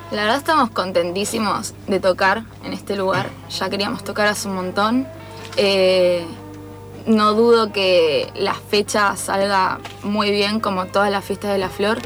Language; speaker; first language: Spanish; native; Spanish